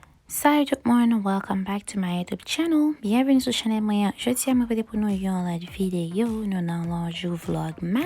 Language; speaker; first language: French; non-native, learner; Haitian Creole